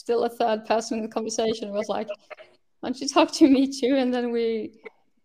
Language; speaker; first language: English; non-native, fluent; Swedish